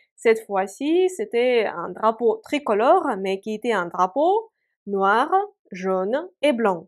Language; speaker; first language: French; non-native, fluent; Russian